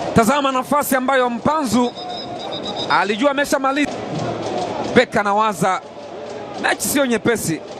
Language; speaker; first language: Swahili; native; Swahili